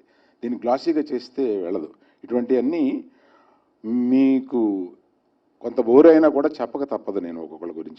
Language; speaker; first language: Telugu; native; Telugu